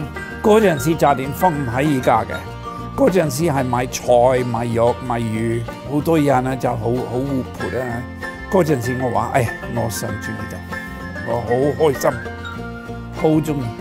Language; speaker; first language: Chinese; non-native, fluent; English